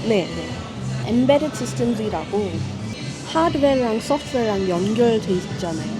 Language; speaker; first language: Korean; non-native, fluent; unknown